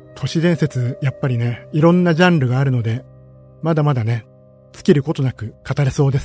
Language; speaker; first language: Japanese; native; Japanese